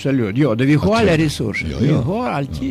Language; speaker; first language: Swedish; non-native, learner; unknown